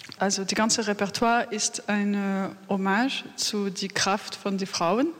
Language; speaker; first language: German; non-native, learner; French